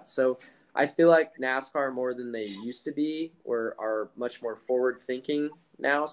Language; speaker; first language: English; native; English